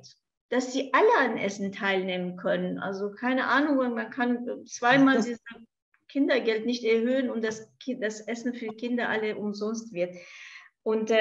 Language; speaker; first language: German; non-native, fluent; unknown